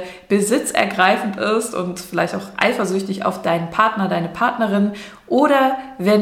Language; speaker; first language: German; native; German